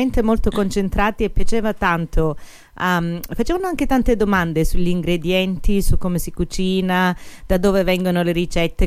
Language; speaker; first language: Italian; early bilingual, heritage; Italian